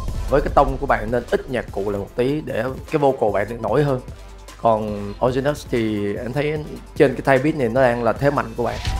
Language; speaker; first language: Vietnamese; native; Vietnamese